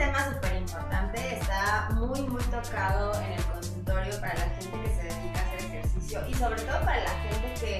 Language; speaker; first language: Spanish; native; Spanish